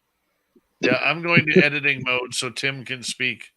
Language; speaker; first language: English; native; English